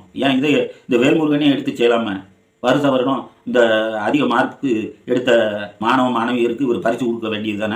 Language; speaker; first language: Tamil; native; Tamil